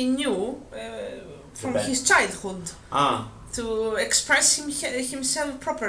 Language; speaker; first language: English; non-native, fluent; Greek